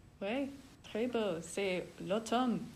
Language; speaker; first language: French; non-native, learner; English